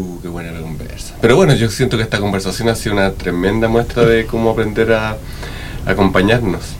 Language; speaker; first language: Spanish; native; Spanish